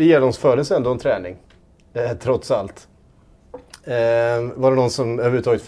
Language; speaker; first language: Swedish; native; Swedish